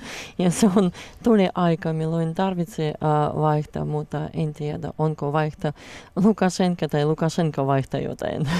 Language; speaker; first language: Finnish; non-native, learner; Russian